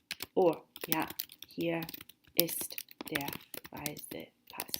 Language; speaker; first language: German; non-native, fluent; English